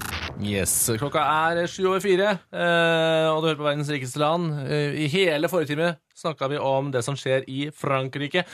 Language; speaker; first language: Norwegian; native; Norwegian